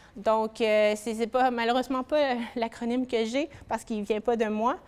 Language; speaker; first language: French; native; French